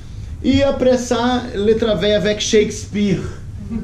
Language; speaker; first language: French; non-native, learner; Portuguese